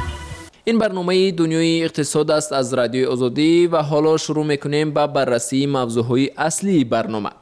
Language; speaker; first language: Persian; native; Persian